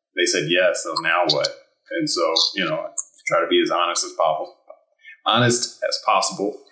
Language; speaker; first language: English; early bilingual, other home language; German